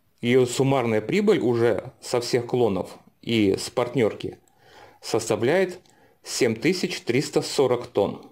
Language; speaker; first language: Russian; native; Russian